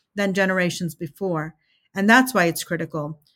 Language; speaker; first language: English; early bilingual, other home language; Telugu